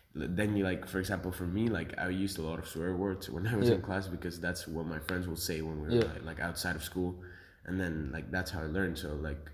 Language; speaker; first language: English; early bilingual, other home language; Spanish